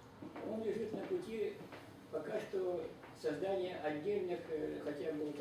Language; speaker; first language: Russian; native; Russian